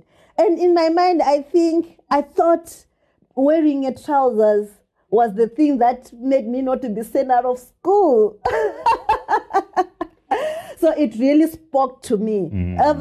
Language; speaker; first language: English; non-native, local second language; Shona